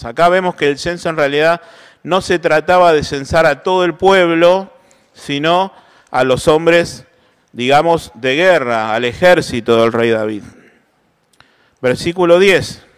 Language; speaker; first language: Spanish; native; Spanish